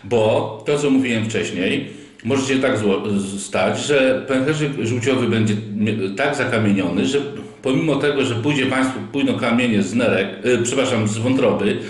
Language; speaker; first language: Polish; native; Polish